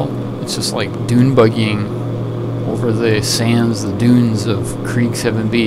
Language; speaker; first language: English; native; English